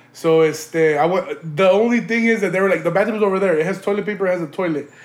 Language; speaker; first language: English; early bilingual, other home language; Spanish